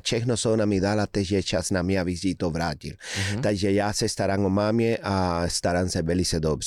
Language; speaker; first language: Czech; non-native, fluent; Spanish